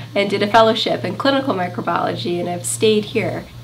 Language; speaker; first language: English; native; English